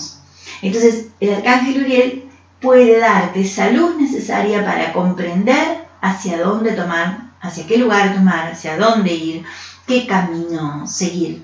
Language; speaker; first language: Spanish; native; Spanish